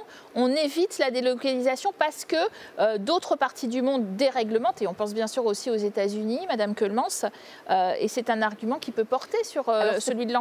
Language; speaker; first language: French; native; French